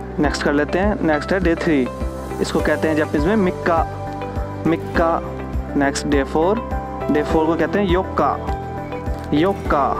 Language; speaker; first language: Hindi; native; Hindi